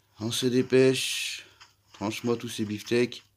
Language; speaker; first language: French; native; French